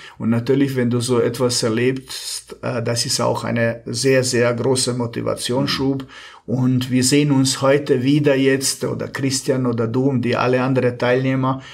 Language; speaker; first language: German; non-native, fluent; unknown